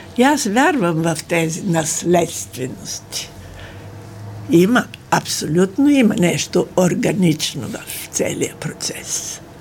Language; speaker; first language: Bulgarian; native; Bulgarian